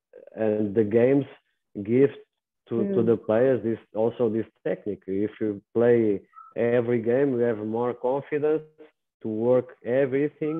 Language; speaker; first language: English; non-native, learner; Portuguese